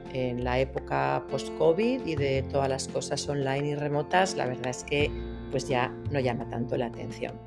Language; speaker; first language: Spanish; native; Spanish